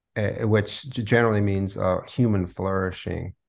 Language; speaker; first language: English; early bilingual, other home language; Spanish